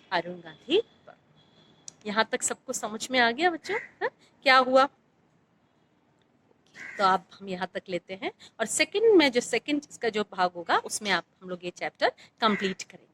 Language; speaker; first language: Hindi; non-native, fluent; Malayalam